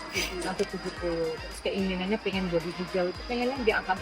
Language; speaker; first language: Indonesian; native; Indonesian